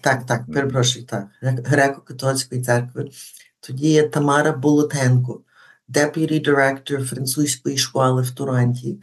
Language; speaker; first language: Ukrainian; early bilingual, heritage; Ukrainian